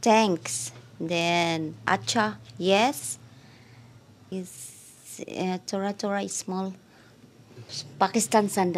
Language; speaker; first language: English; non-native, learner; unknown